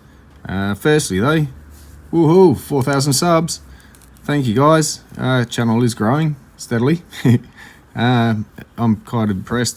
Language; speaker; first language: English; native; English